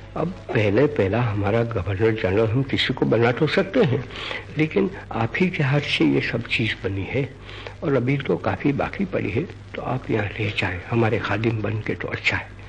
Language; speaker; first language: Hindi; non-native, local second language; Gujarati